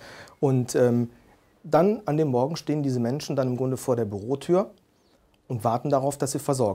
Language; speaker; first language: German; native; German